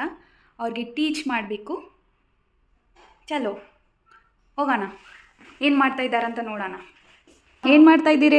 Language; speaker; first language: Kannada; non-native, local second language; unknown